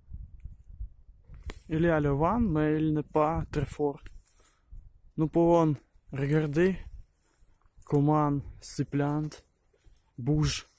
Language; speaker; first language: French; non-native, learner; Ukrainian